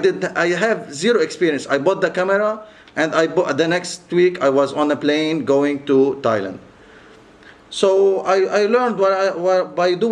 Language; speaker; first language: English; non-native, local second language; Arabic